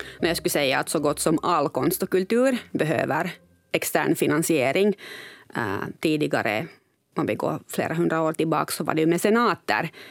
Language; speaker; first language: Swedish; native; Swedish